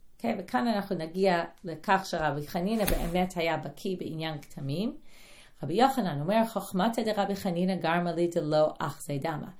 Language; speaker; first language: Hebrew; non-native, fluent; English